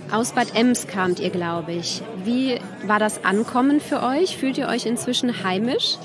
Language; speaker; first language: German; native; German